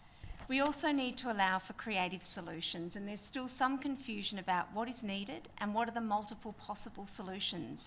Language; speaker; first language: English; native; English